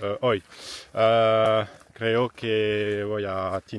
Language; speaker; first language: Spanish; non-native, learner; French